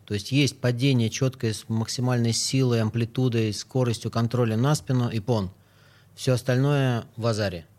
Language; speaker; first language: Russian; native; Russian